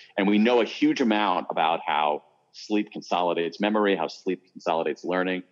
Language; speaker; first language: English; native; English